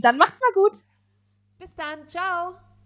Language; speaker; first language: German; native; German